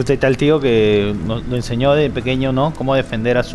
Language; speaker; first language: Spanish; native; Spanish